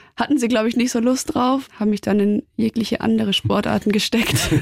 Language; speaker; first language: German; native; German